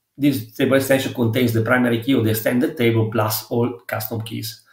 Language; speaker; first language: English; non-native, fluent; Italian